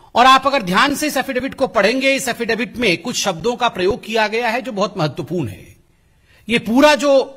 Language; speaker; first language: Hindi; non-native, local second language; Odia